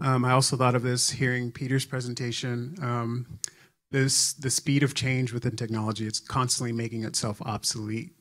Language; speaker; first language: English; native; English